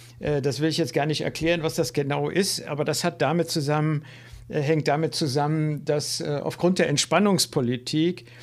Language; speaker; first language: German; native; German